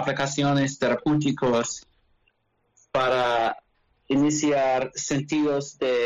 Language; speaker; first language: Spanish; non-native, learner; English